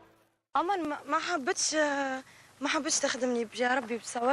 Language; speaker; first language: Arabic; native; Arabic